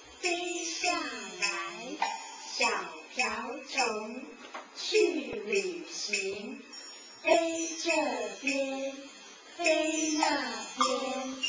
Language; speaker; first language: Chinese; native; Chinese